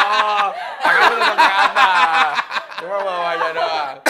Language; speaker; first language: Indonesian; native; Indonesian